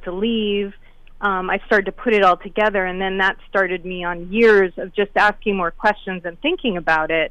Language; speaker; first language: English; native; English